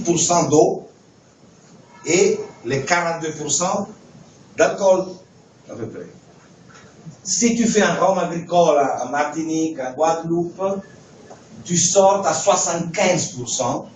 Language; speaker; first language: French; non-native, fluent; Italian